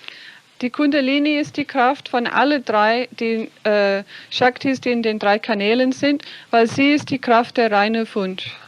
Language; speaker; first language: German; non-native, fluent; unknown